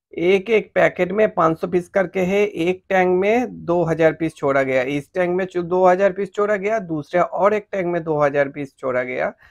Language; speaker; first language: Hindi; native; Hindi